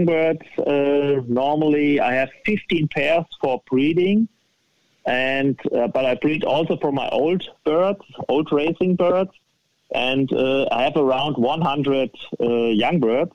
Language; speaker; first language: English; non-native, fluent; German